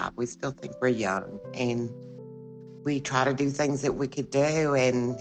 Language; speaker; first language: English; native; English